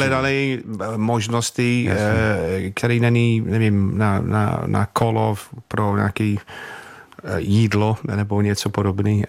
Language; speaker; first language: Czech; non-native, learner; English